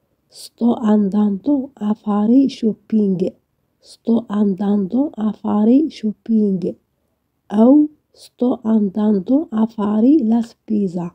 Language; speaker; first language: Italian; non-native, fluent; Arabic